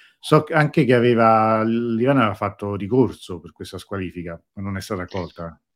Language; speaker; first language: Italian; native; Italian